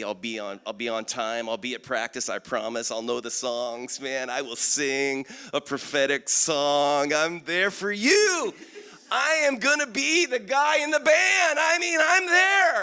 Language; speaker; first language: English; native; English